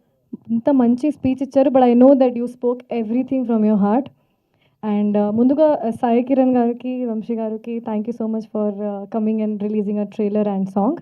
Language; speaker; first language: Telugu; non-native, fluent; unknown